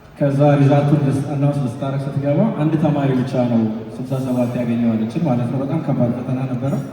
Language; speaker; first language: Amharic; early bilingual, heritage; Amharic